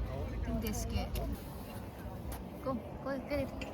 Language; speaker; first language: English; non-native, learner; Thai